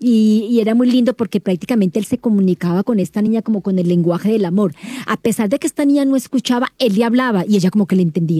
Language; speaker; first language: Spanish; native; Spanish